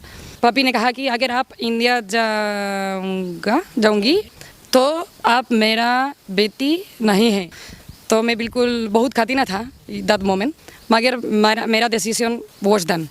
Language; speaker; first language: Hindi; non-native, learner; Spanish